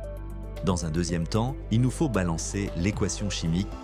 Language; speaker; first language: French; native; French